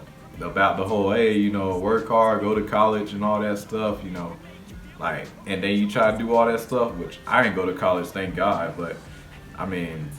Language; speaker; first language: English; native; English